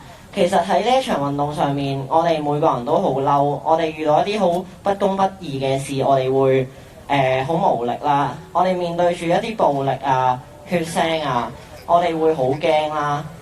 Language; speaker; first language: Cantonese; native; Cantonese